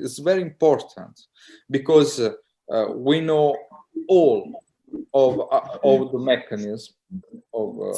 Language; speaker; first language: English; non-native, learner; Italian